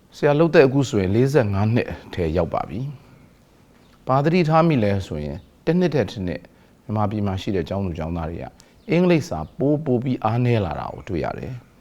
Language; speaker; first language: Burmese; native; Burmese